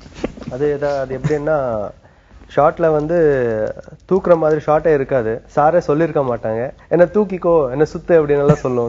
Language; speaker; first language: Tamil; native; Tamil